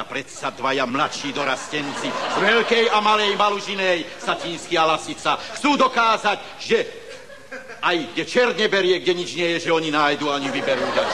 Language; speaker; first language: Slovak; native; Slovak